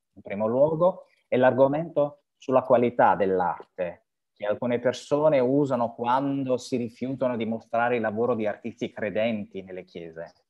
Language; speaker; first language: Italian; non-native, fluent; French